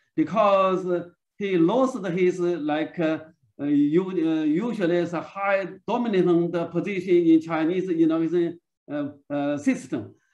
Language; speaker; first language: English; non-native, learner; Chinese